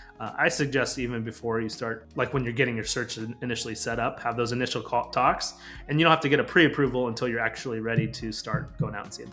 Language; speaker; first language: English; native; English